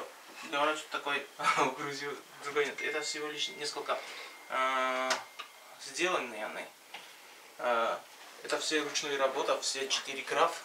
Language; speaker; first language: Russian; non-native, learner; Georgian